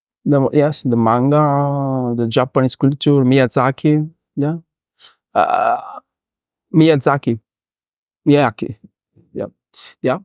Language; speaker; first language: English; non-native, learner; Italian